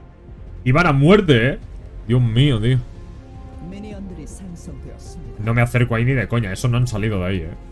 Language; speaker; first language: Spanish; native; Spanish